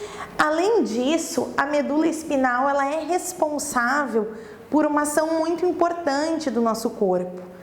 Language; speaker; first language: Portuguese; native; Portuguese